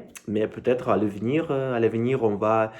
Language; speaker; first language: French; non-native, learner; Russian